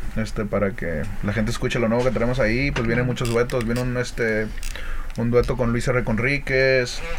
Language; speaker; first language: Spanish; native; Spanish